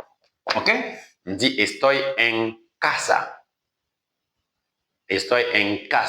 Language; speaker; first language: Spanish; non-native, learner; Haitian Creole